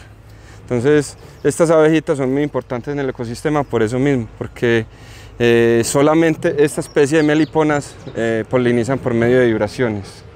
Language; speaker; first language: Spanish; native; Spanish